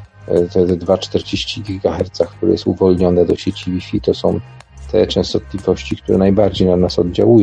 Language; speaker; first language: Polish; native; Polish